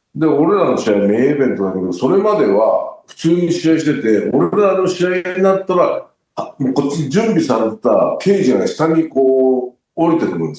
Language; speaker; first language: Japanese; native; Japanese